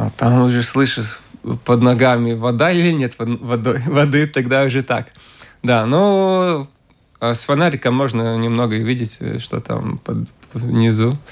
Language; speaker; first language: Russian; non-native, local second language; Latvian